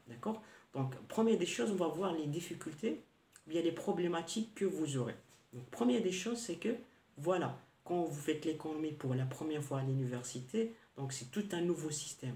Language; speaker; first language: French; non-native, local second language; Arabic